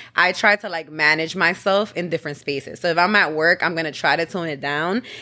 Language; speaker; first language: English; native; English